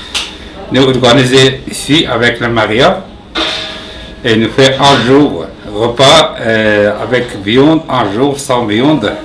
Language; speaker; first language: French; non-native, learner; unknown